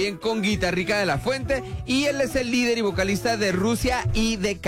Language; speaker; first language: Spanish; native; Spanish